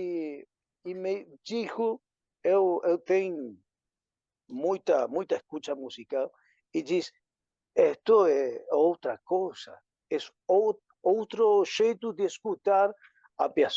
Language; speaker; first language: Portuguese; non-native, learner; Spanish